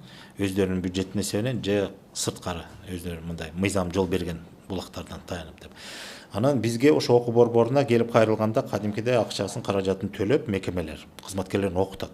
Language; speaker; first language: Kyrgyz; native; Kyrgyz